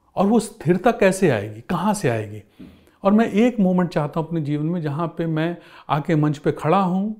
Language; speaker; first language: Hindi; native; Hindi